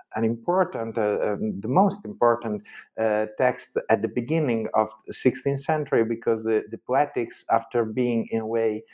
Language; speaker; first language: English; non-native, fluent; Italian